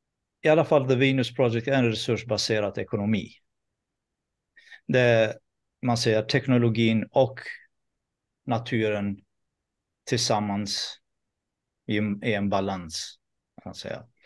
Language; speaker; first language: Swedish; non-native, fluent; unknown